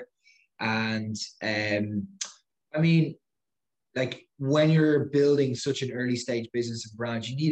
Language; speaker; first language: English; native; English